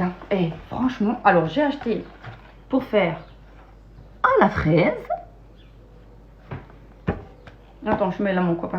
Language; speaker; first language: French; native; French